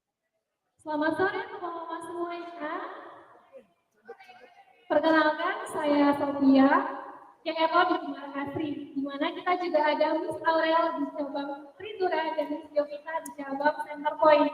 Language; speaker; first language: Indonesian; native; Indonesian